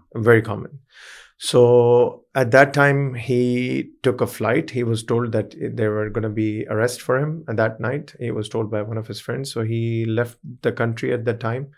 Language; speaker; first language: English; early bilingual, other home language; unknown